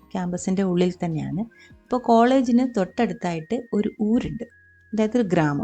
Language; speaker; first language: Malayalam; native; Malayalam